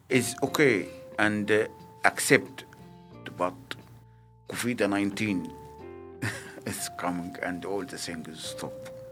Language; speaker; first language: English; non-native, learner; Arabic